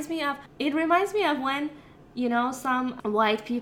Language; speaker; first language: English; non-native, fluent; Persian